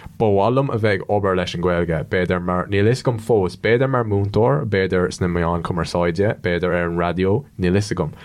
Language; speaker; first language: Irish; non-native, local second language; English